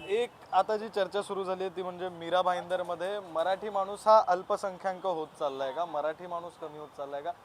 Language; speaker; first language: Marathi; native; Marathi